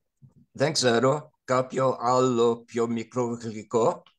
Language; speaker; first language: Greek; non-native, learner; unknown